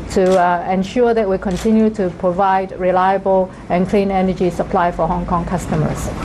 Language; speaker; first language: English; non-native, local second language; Cantonese